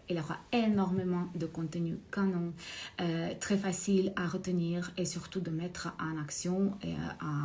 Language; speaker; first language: French; non-native, fluent; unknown